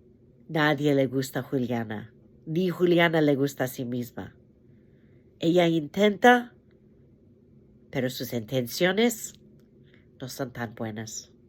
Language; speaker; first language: Spanish; non-native, fluent; English